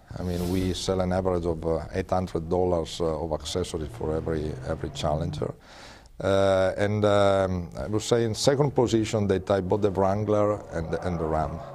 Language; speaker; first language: English; non-native, fluent; Italian